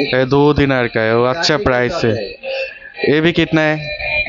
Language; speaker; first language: Hindi; non-native, learner; Bangla